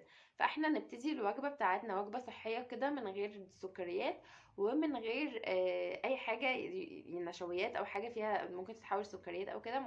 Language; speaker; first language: Arabic; native; Arabic